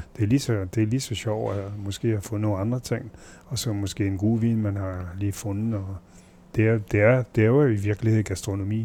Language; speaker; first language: Danish; non-native, fluent; French